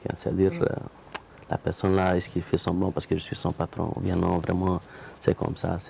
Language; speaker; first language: French; non-native, fluent; Arabic